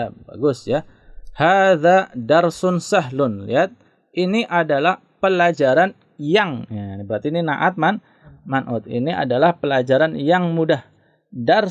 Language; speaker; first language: Indonesian; native; Indonesian